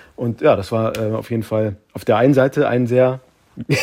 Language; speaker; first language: German; native; German